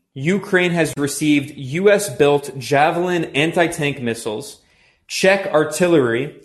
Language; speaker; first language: English; native; English